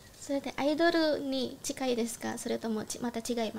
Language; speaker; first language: Japanese; non-native, learner; Indonesian